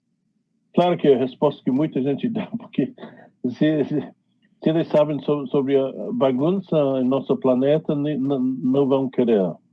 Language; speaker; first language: Portuguese; non-native, fluent; English